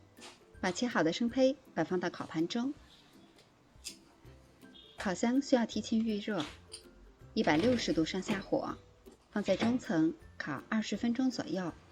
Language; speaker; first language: Chinese; native; Chinese